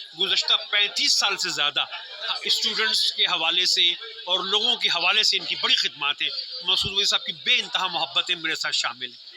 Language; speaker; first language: Urdu; native; Urdu